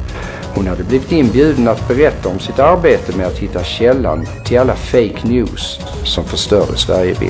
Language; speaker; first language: Swedish; native; Swedish